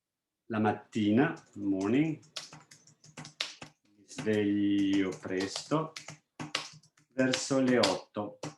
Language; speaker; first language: Italian; non-native, fluent; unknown